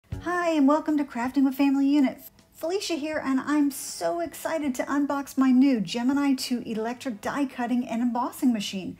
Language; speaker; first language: English; native; English